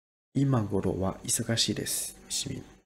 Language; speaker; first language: Japanese; non-native, fluent; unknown